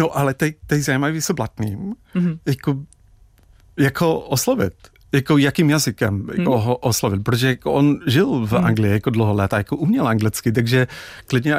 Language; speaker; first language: Czech; non-native, fluent; English